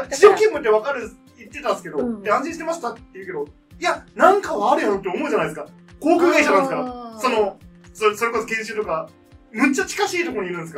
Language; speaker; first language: Japanese; native; Japanese